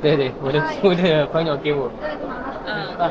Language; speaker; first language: Chinese; non-native, learner; Amharic